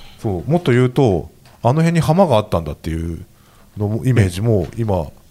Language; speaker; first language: Japanese; native; Japanese